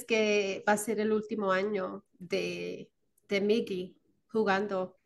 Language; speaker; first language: Spanish; early bilingual, heritage; Spanish